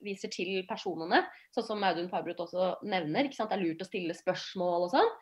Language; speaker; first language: Norwegian; native; Norwegian